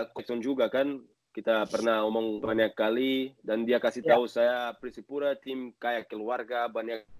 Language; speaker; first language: Malay; non-native, fluent; Portuguese